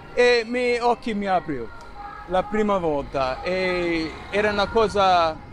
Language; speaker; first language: Italian; non-native, fluent; English